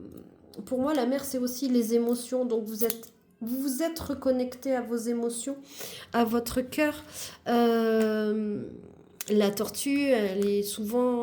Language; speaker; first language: French; native; French